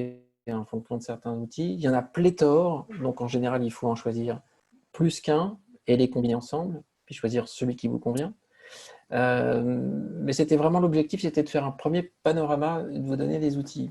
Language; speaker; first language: French; native; French